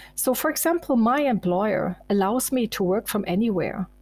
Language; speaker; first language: English; non-native, fluent; German